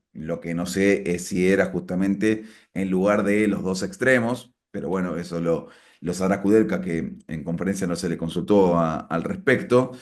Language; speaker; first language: Spanish; native; Spanish